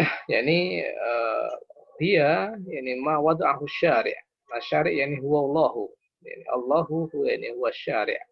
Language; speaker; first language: Arabic; non-native, fluent; Indonesian